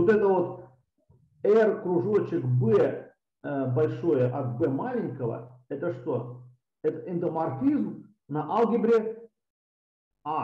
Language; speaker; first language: Russian; native; Russian